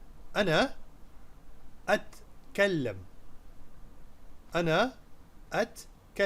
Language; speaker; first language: Arabic; non-native, fluent; Urdu